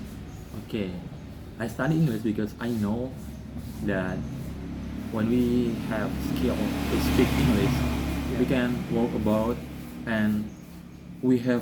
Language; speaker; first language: English; non-native, learner; Indonesian